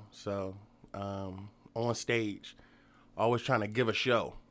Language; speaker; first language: English; native; English